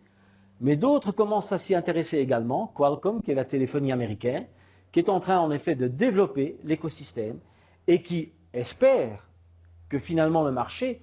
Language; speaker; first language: French; native; French